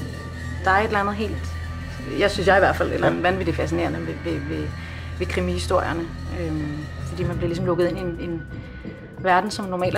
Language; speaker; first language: Danish; native; Danish